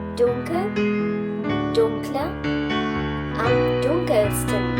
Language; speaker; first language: German; non-native, fluent; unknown